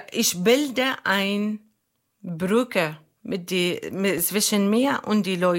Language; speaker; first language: German; non-native, learner; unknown